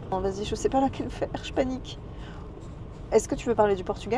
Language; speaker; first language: French; native; French